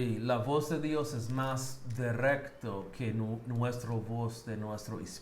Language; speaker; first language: Spanish; non-native, learner; English